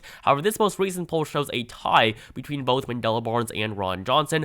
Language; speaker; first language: English; native; English